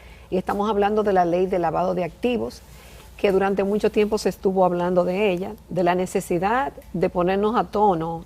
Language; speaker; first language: Spanish; native; Spanish